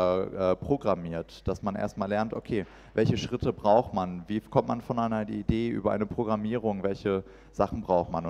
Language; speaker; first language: German; native; German